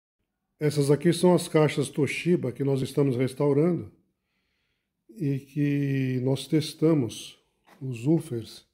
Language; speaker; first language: Portuguese; native; Portuguese